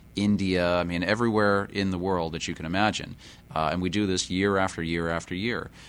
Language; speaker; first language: English; native; English